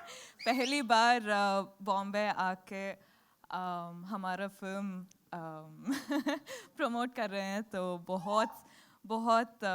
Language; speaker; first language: Hindi; non-native, learner; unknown